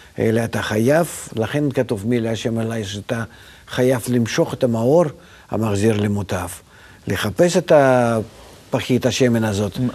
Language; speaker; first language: Hebrew; non-native, fluent; Russian